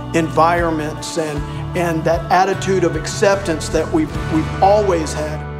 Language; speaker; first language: English; native; English